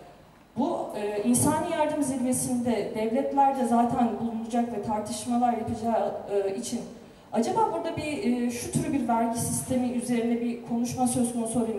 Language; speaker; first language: Turkish; native; Turkish